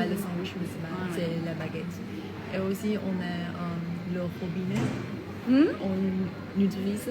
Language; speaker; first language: French; non-native, fluent; Vietnamese